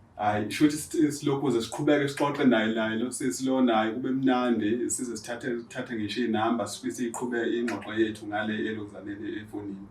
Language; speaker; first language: Zulu; native; Zulu